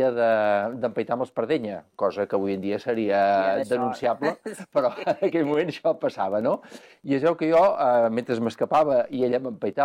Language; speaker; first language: Catalan; native; Catalan